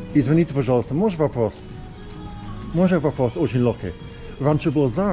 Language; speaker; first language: Russian; non-native, learner; English